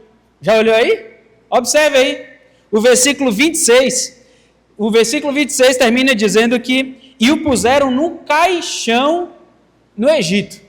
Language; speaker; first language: Portuguese; native; Portuguese